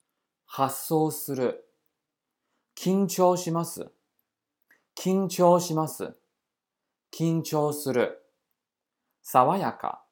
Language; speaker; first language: Japanese; non-native, fluent; Chinese